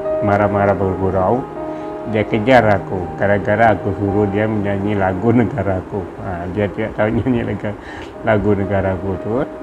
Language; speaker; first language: Malay; native; Malay